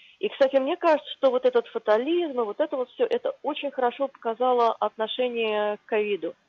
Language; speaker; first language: Russian; native; Russian